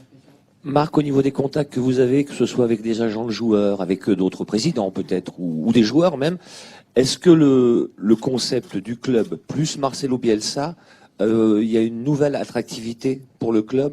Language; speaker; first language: French; native; French